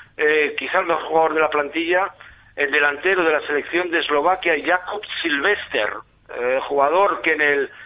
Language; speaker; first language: Spanish; non-native, fluent; German